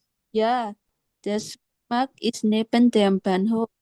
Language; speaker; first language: German; non-native, learner; Indonesian